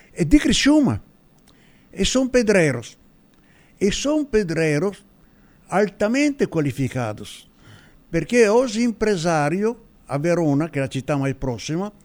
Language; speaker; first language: Portuguese; non-native, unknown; Italian